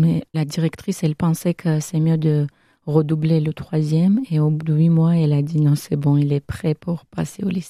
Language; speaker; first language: French; non-native, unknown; Armenian